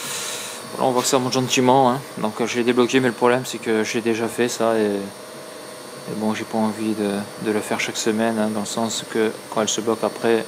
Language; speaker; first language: French; native; French